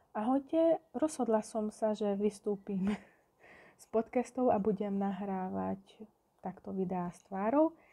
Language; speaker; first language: Slovak; non-native, local second language; Hungarian